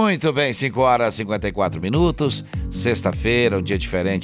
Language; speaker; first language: Portuguese; native; Portuguese